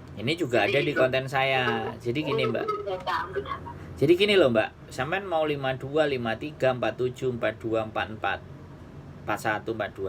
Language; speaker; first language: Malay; non-native, local second language; Javanese